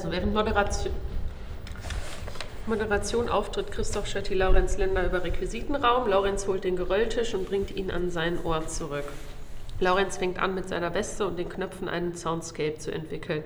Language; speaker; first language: German; native; German